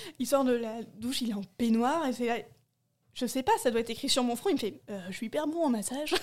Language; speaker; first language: French; native; French